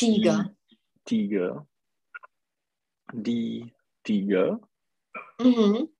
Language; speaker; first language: German; non-native, learner; Czech